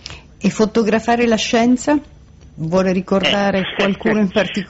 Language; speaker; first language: Italian; native; Italian